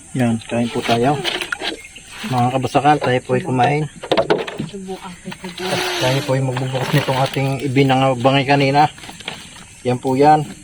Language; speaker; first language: Filipino; native; Filipino